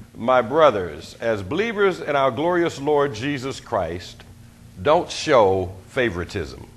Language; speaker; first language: English; native; English